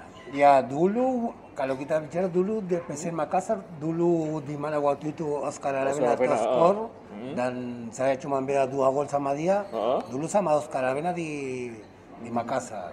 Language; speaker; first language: Indonesian; non-native, fluent; Spanish